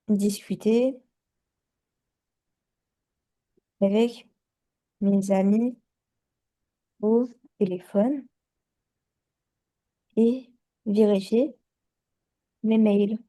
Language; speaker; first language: French; non-native, learner; Chinese